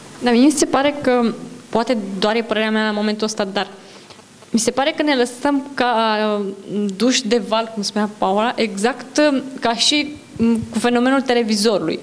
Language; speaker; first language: Romanian; native; Romanian